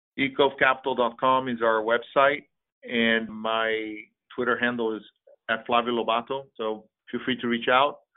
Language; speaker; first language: English; non-native, fluent; Portuguese